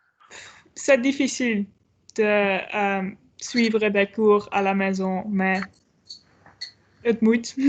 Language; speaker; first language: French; non-native, learner; Dutch